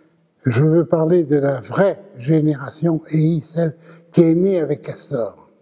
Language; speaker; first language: French; early bilingual, other home language; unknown